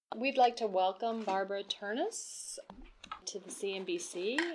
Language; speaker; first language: English; non-native, fluent; Portuguese